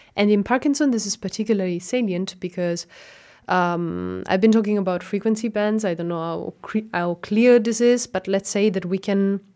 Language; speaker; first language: English; non-native, fluent; Italian